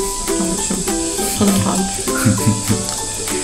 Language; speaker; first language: Chinese; non-native, learner; Armenian